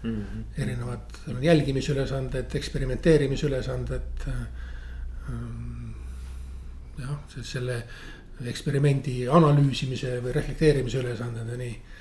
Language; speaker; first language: Estonian; native; Estonian